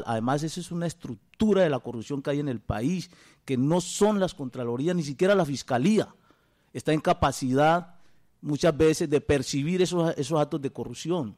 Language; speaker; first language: Spanish; native; Spanish